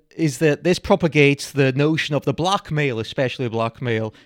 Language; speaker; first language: English; native; English